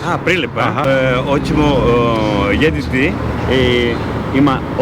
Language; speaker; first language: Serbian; non-native, learner; Greek